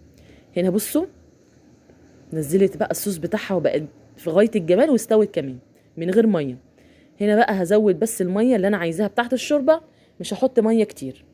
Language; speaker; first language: Arabic; native; Arabic